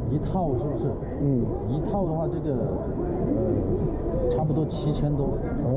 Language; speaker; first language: Chinese; native; Chinese